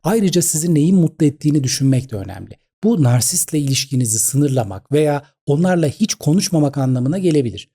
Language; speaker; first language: Turkish; native; Turkish